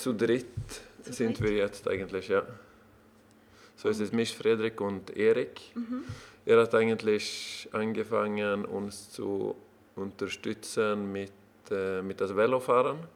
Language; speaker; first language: German; non-native, learner; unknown